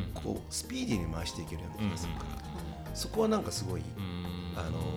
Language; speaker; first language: Japanese; native; Japanese